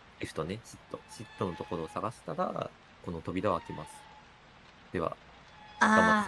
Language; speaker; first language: Japanese; native; Japanese